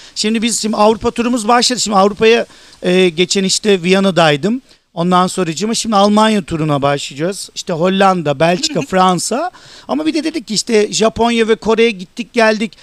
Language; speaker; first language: Turkish; native; Turkish